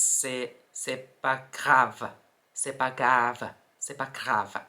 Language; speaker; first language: French; non-native, fluent; Thai